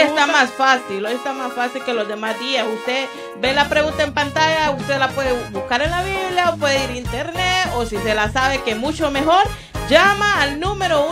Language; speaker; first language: Spanish; native; Spanish